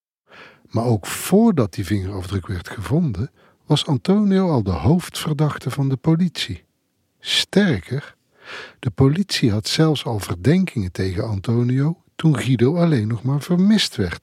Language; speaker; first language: Dutch; native; Dutch